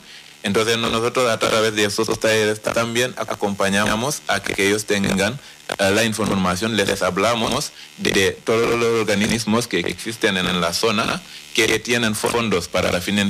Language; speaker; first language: Spanish; non-native, fluent; Wolof